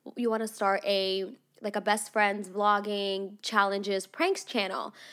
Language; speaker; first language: English; non-native, fluent; Russian